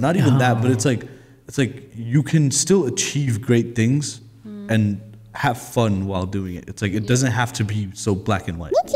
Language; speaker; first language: English; early bilingual, other home language; Nepali